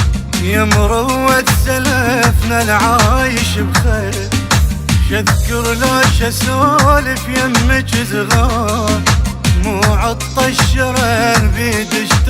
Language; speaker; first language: Arabic; native; Arabic